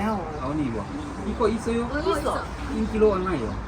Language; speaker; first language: Korean; non-native, learner; Thai